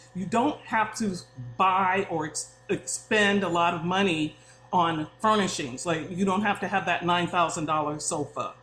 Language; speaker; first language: English; native; English